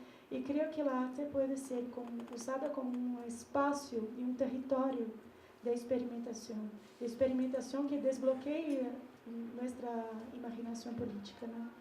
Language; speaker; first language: Spanish; non-native, learner; Portuguese